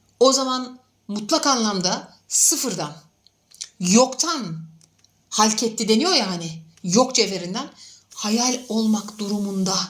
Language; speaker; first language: Turkish; native; Turkish